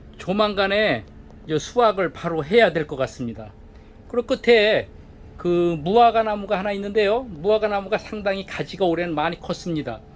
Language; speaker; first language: Korean; native; Korean